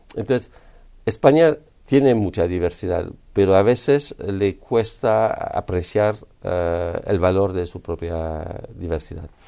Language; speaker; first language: Spanish; non-native, fluent; French